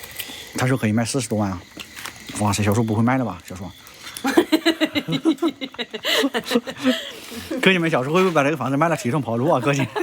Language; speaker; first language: Chinese; native; Chinese